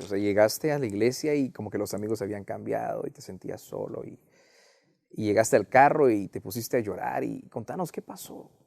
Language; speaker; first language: Spanish; native; Spanish